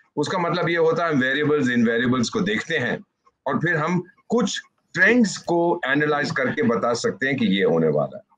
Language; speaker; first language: Hindi; native; Hindi